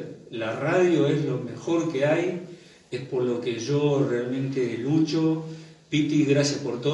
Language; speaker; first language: Spanish; native; Spanish